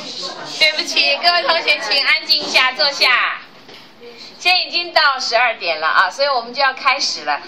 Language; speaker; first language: Chinese; native; Chinese